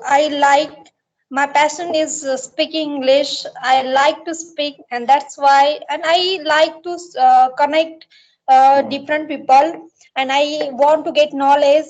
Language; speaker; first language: English; non-native, learner; Marathi